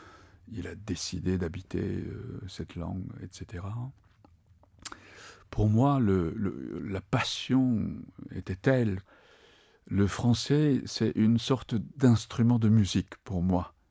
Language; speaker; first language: French; non-native, fluent; Japanese